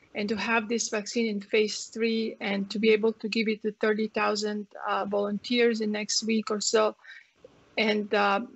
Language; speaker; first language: English; non-native, fluent; Croatian